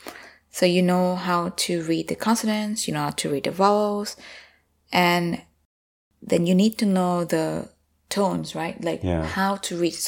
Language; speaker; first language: English; non-native, fluent; Thai